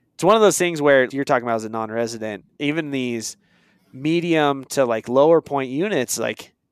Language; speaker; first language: English; native; English